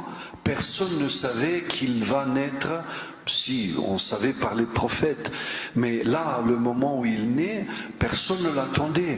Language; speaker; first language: French; non-native, fluent; Romanian